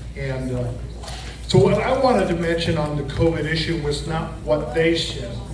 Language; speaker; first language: English; native; English